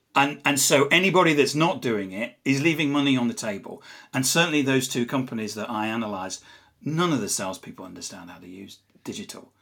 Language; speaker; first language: English; native; English